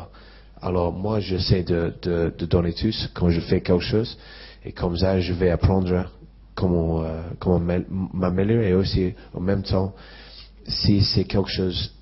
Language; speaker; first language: French; non-native, fluent; English